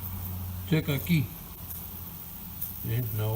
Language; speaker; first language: Spanish; non-native, learner; English